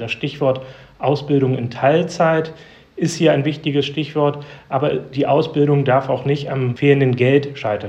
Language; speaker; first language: German; native; German